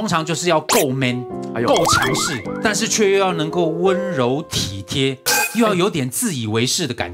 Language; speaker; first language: Chinese; native; Chinese